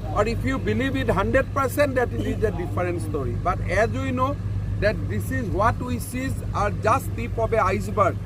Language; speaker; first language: English; non-native, local second language; Assamese